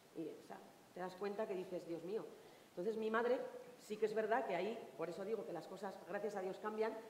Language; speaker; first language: Spanish; native; Spanish